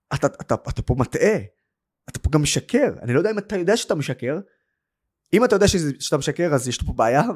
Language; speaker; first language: Hebrew; non-native, local second language; Arabic